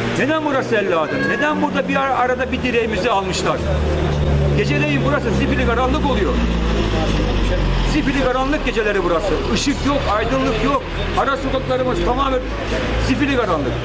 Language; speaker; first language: Turkish; native; Turkish